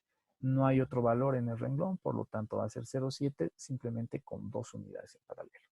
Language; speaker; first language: Spanish; native; Spanish